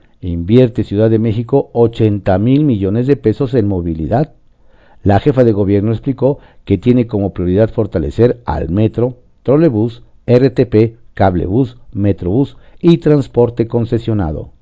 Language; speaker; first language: Spanish; native; Spanish